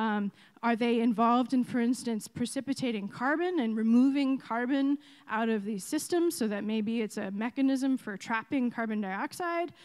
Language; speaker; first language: English; native; English